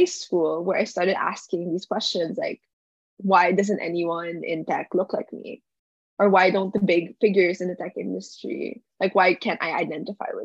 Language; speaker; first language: English; non-native, local second language; Filipino